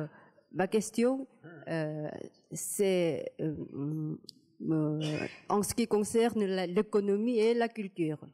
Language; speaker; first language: French; non-native, fluent; Korean